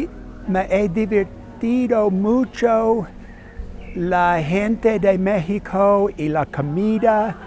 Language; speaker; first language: Spanish; non-native, learner; English